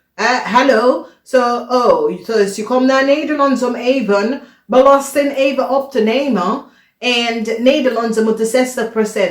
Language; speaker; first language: Dutch; non-native, fluent; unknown